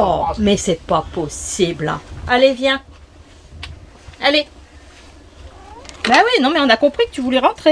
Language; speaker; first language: French; native; French